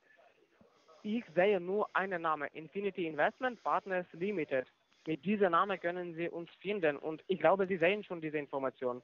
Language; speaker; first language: German; non-native, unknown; Russian